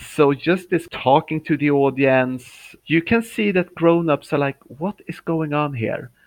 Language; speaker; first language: English; non-native, fluent; Swedish